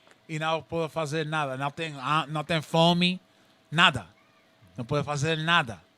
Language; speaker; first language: Portuguese; non-native, learner; Spanish